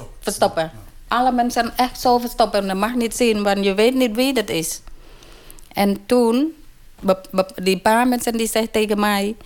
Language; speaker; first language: Dutch; non-native, learner; Khmer